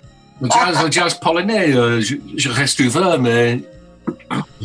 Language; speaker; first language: French; non-native, fluent; English